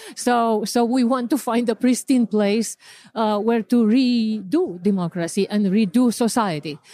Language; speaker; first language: English; non-native, fluent; Romanian